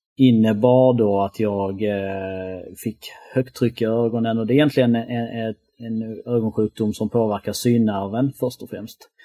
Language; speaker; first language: Swedish; early bilingual, other home language; Albanian